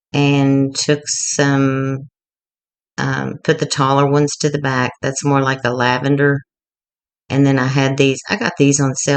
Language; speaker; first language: English; native; English